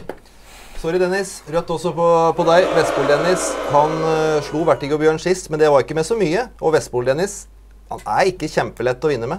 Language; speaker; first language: Norwegian; native; Norwegian